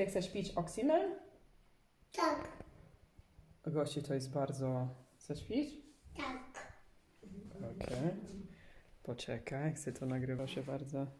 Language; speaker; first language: Polish; non-native, learner; English